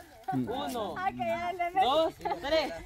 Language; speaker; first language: Spanish; native; Spanish